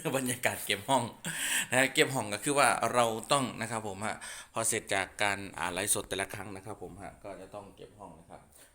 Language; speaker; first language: Thai; native; Thai